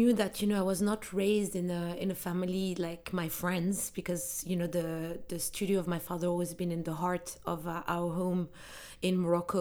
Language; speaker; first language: English; non-native, fluent; Arabic